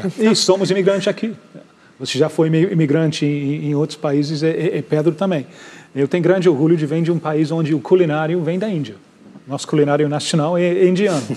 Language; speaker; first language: Portuguese; non-native, fluent; English